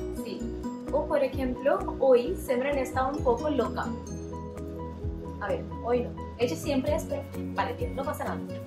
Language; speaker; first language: Spanish; non-native, fluent; Hindi